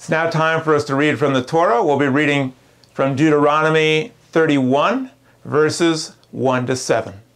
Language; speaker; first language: English; native; English